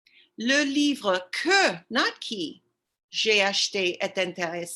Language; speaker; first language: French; non-native, fluent; English